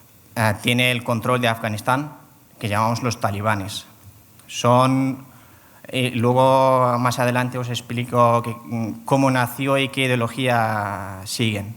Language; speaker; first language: Spanish; non-native, fluent; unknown